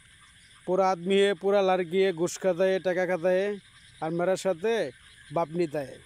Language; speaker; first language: Hindi; non-native, learner; Bangla